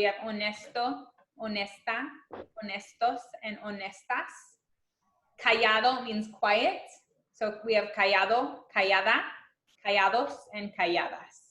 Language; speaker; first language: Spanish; non-native, fluent; English